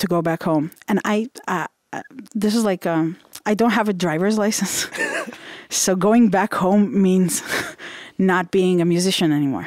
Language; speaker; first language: English; non-native, fluent; Hebrew